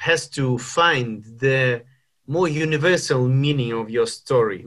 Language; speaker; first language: English; non-native, fluent; Ukrainian